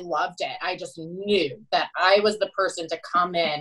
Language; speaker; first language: English; native; English